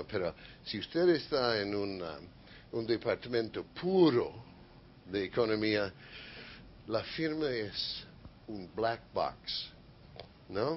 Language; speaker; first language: Spanish; non-native, fluent; English